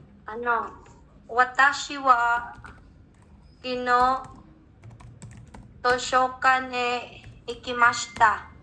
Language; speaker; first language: Japanese; non-native, learner; Filipino